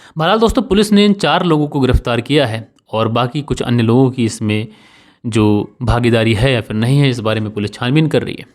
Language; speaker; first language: Hindi; native; Hindi